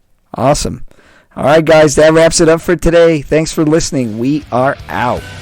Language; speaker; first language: English; native; English